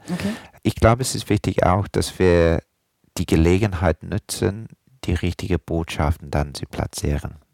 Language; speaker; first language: German; non-native, fluent; English